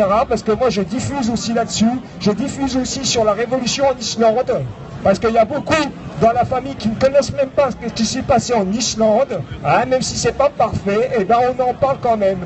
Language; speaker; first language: French; native; French